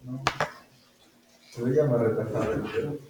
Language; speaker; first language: Spanish; native; Spanish